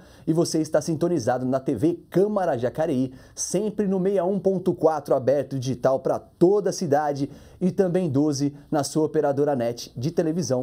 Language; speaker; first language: Portuguese; native; Portuguese